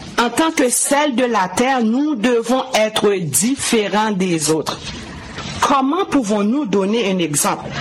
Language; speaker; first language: French; non-native, local second language; Haitian Creole